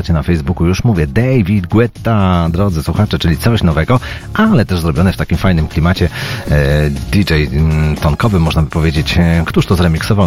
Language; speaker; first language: Polish; native; Polish